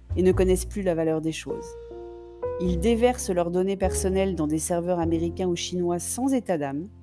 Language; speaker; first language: French; native; French